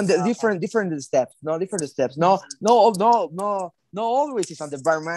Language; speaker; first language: English; non-native, learner; Spanish